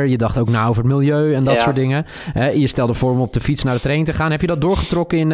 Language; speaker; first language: Dutch; native; Dutch